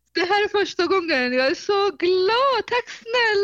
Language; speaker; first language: Swedish; non-native, fluent; Baluchi